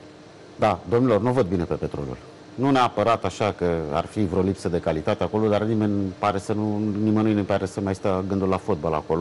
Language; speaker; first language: Romanian; native; Romanian